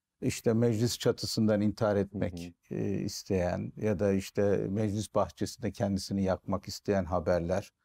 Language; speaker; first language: Turkish; native; Turkish